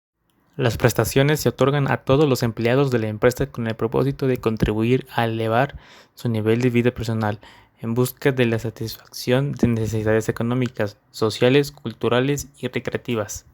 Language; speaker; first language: Spanish; native; Spanish